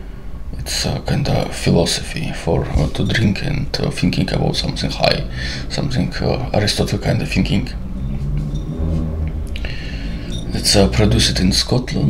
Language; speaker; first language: English; non-native, learner; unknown